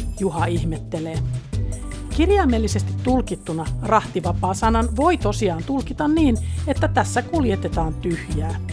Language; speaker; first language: Finnish; native; Finnish